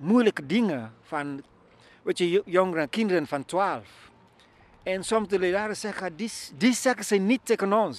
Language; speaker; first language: Dutch; non-native, learner; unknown